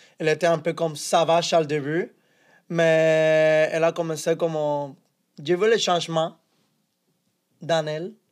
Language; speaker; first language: French; non-native, learner; Spanish